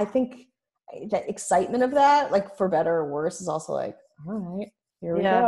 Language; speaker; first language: English; native; English